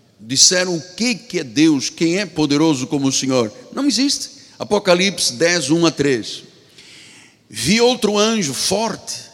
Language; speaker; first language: Portuguese; native; Portuguese